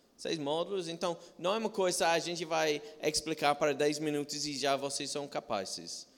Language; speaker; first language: Portuguese; non-native, fluent; English